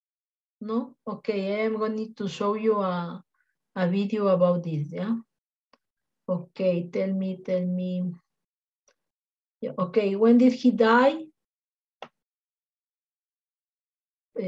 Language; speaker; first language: English; non-native, learner; Spanish